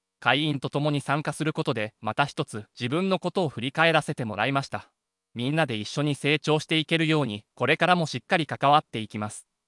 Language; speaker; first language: Japanese; native; Japanese